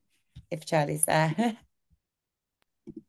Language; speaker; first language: English; native; English